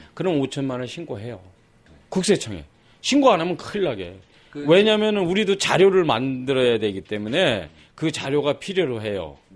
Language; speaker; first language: Korean; native; Korean